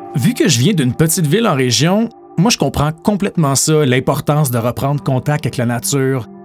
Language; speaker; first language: French; native; French